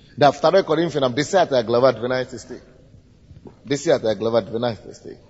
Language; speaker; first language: Russian; non-native, fluent; Yoruba